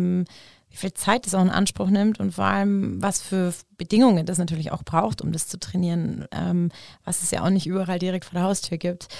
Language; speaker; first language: German; native; German